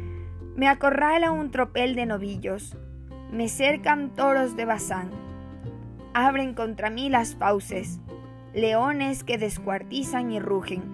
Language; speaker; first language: Spanish; native; Spanish